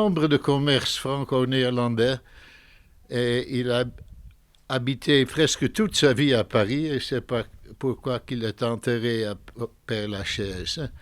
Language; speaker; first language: French; non-native, fluent; Dutch